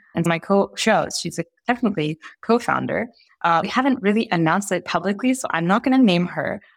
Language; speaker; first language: English; early bilingual, heritage; Italian